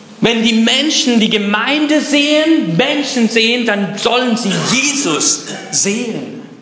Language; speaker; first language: German; non-native, fluent; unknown